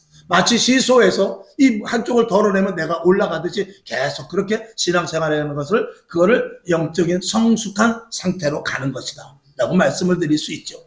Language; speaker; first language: Korean; native; Korean